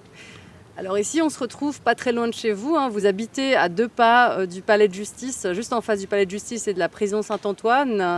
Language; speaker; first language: French; native; French